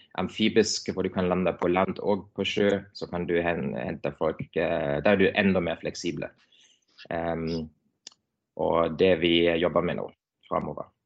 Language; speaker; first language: Norwegian; non-native, fluent; German